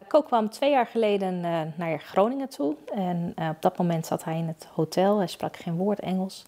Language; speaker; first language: Dutch; native; Dutch